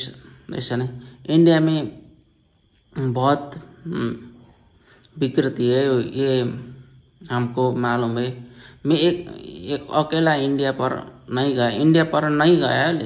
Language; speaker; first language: Hindi; non-native, learner; Nepali